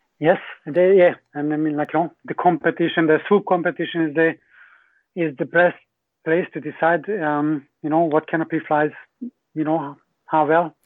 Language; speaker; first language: English; non-native, fluent; Hungarian